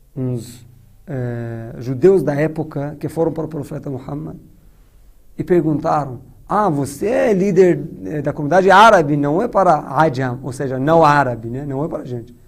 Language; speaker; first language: Portuguese; non-native, fluent; Persian